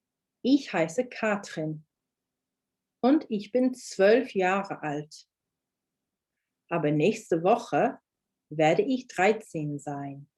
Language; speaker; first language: German; non-native, fluent; English